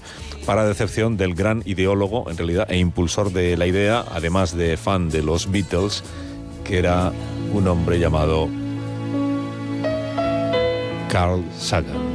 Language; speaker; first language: Spanish; native; Spanish